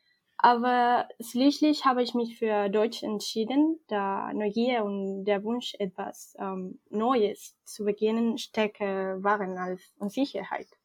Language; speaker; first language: German; non-native, fluent; Spanish